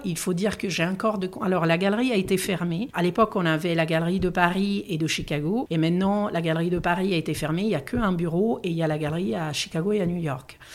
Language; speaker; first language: French; non-native, fluent; Italian